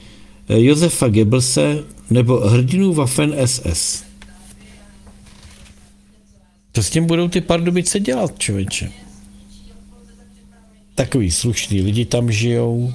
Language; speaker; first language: Czech; native; Czech